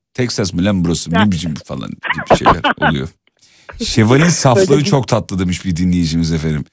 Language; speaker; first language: Turkish; native; Turkish